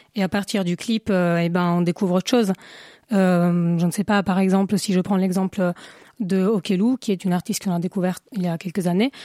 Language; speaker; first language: French; non-native, fluent; Italian